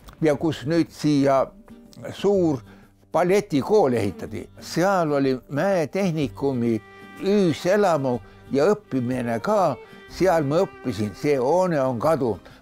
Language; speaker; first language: Estonian; native; Estonian